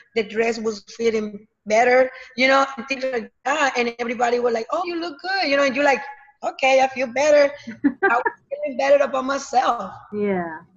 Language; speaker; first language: English; non-native, learner; Spanish